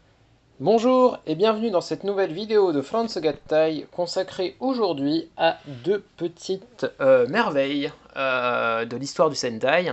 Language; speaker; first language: French; native; French